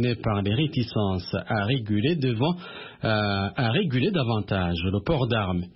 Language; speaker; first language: French; non-native, local second language; Rundi